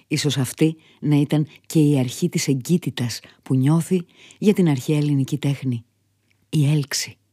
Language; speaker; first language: Greek; native; Greek